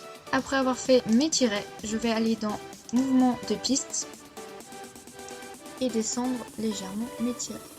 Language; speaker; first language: French; native; French